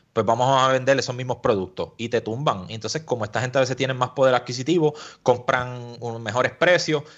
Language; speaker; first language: Spanish; native; Spanish